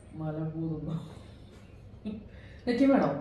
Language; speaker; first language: Malayalam; native; Malayalam